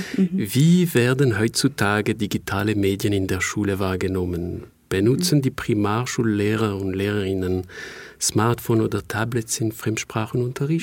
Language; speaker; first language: German; non-native, fluent; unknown